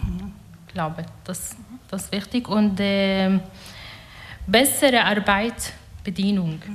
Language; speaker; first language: German; non-native, learner; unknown